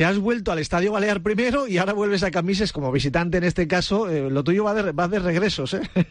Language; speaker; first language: Spanish; native; Spanish